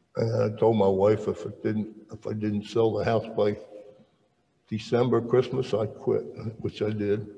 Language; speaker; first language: English; native; English